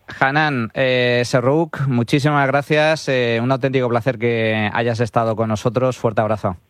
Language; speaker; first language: Spanish; native; Spanish